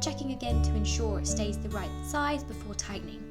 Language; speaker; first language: English; native; English